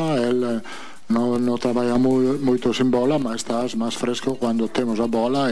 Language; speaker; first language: Portuguese; non-native, fluent; Italian